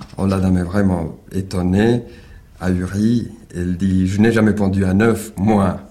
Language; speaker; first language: French; early bilingual, other home language; Spanish